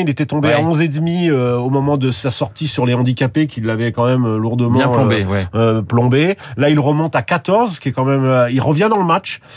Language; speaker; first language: French; native; French